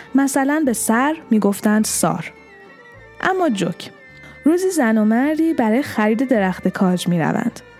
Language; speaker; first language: Persian; non-native, local second language; Armenian